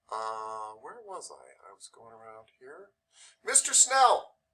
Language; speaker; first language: English; native; English